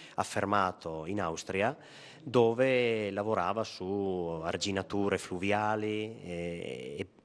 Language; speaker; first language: Italian; native; Italian